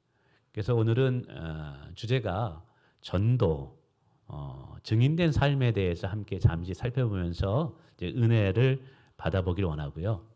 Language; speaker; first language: Korean; native; Korean